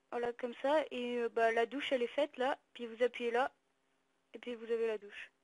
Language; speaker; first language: French; native; French